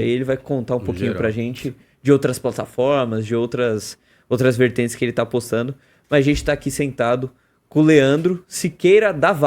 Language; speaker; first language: Portuguese; native; Portuguese